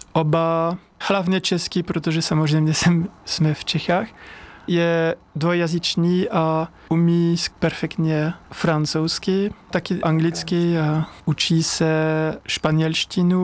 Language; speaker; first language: Czech; non-native, learner; French